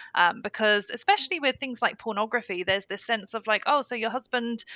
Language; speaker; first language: English; native; English